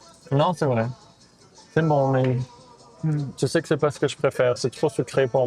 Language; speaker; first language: French; native; French